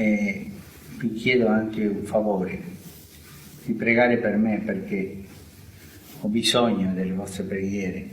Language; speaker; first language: Italian; non-native, fluent; Spanish